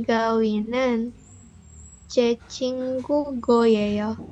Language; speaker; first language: Korean; non-native, learner; Indonesian